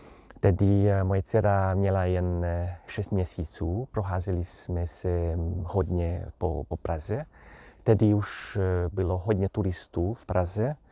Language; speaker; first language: Czech; non-native, fluent; Hungarian